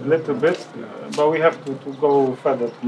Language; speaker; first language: English; non-native, fluent; Polish